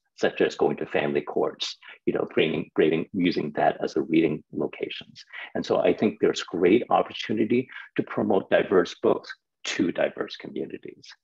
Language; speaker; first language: English; non-native, local second language; Cantonese